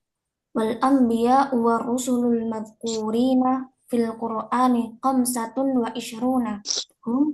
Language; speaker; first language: Arabic; non-native, learner; Indonesian